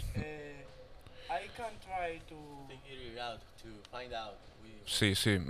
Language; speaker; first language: Spanish; non-native, learner; Hungarian